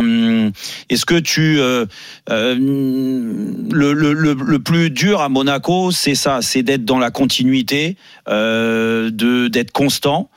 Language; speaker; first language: French; native; French